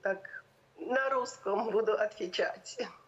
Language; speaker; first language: Russian; non-native, fluent; Polish